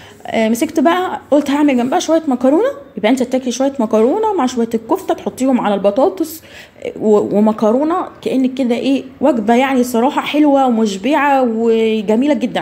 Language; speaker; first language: Arabic; native; Arabic